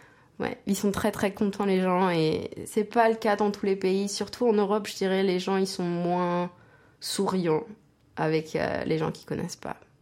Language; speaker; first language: French; non-native, fluent; Spanish